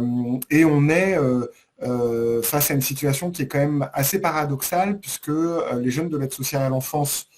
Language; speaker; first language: French; native; French